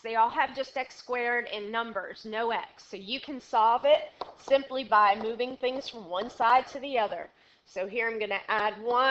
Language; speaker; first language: English; native; English